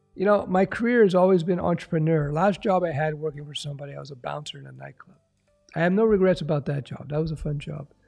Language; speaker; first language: English; early bilingual, other home language; French